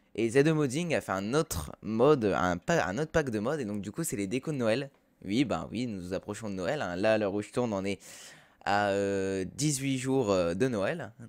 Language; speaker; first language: French; native; French